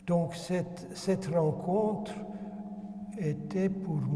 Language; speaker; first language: French; non-native, fluent; Hungarian